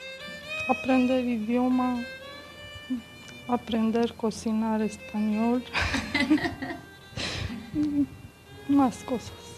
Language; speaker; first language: Spanish; non-native, learner; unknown